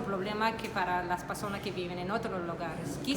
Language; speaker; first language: Spanish; non-native, learner; Danish